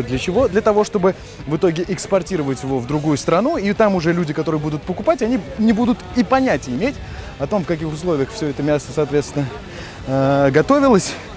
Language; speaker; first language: Russian; native; Russian